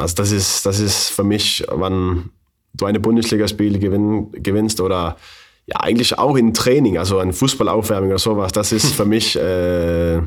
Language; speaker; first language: German; non-native, fluent; Danish